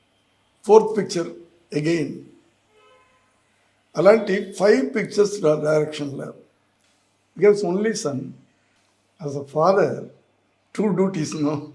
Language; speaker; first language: Telugu; non-native, learner; Tamil